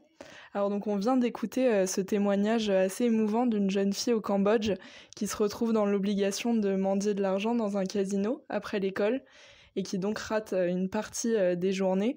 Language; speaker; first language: French; native; French